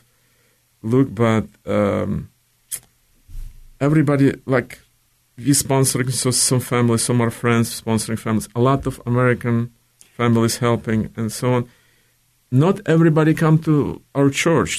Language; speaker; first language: English; non-native, fluent; Ukrainian